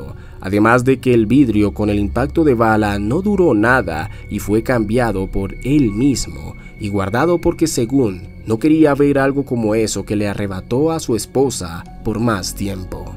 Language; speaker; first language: Spanish; native; Spanish